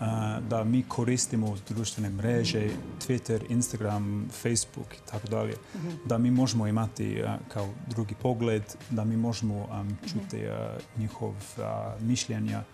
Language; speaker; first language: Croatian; non-native, fluent; English